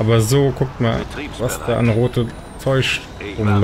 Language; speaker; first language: German; native; German